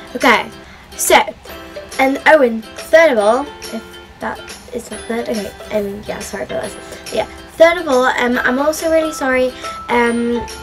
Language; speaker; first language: English; native; English